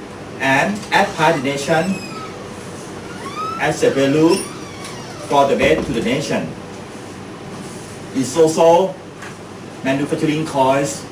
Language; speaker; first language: English; non-native, learner; Thai